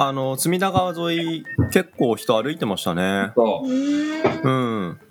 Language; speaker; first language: Japanese; native; Japanese